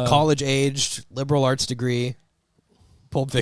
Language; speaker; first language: English; native; English